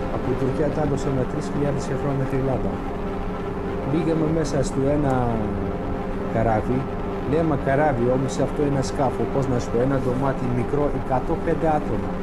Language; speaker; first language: Greek; non-native, learner; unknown